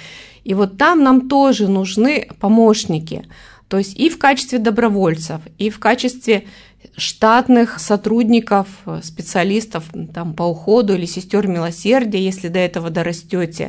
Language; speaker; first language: Russian; native; Russian